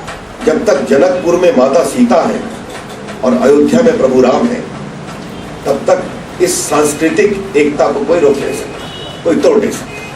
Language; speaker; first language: Hindi; native; Hindi